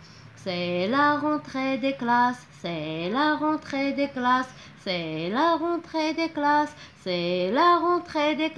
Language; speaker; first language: French; non-native, local second language; Arabic